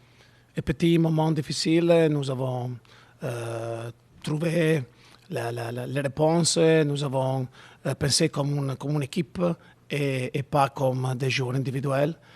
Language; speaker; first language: French; non-native, learner; Italian